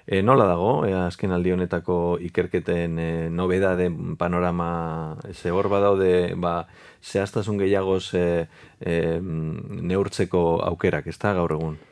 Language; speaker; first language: Basque; native; Basque